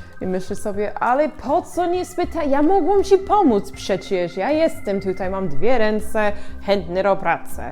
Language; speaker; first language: Polish; non-native, learner; English